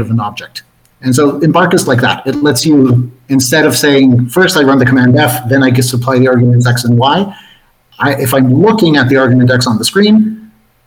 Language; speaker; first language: English; non-native, fluent; Spanish